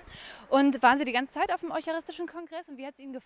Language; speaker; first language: German; native; German